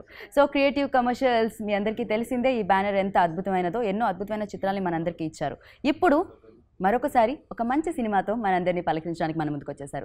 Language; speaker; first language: Telugu; native; Telugu